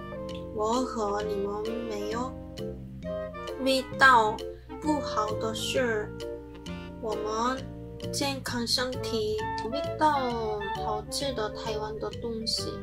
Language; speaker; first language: Chinese; non-native, learner; Korean